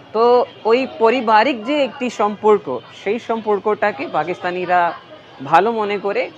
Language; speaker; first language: Bangla; non-native, fluent; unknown